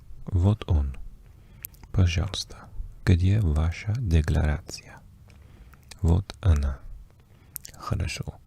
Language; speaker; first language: Russian; non-native, learner; English